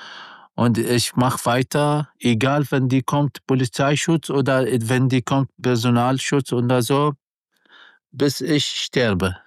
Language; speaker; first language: German; non-native, learner; Arabic